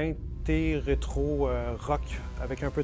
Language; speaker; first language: French; native; French